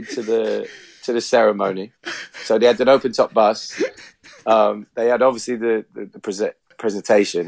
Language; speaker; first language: English; native; English